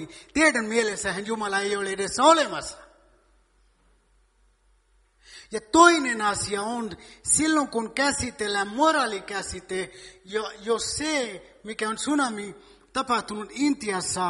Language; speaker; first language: Finnish; non-native, fluent; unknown